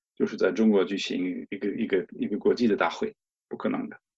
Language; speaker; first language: Chinese; non-native, fluent; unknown